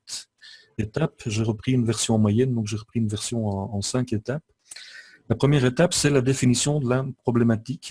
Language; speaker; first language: French; native; French